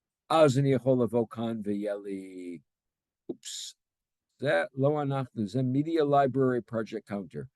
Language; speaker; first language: Hebrew; non-native, fluent; English